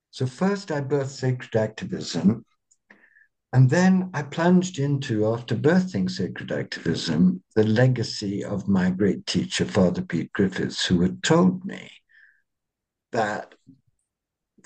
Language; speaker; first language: English; native; English